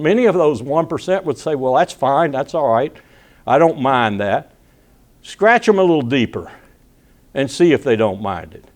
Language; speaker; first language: English; native; English